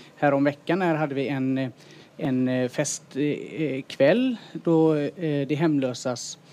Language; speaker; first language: Swedish; native; Swedish